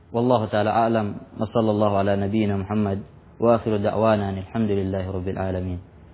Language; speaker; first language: Malay; non-native, local second language; Sasak